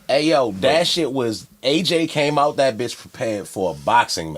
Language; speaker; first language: English; native; English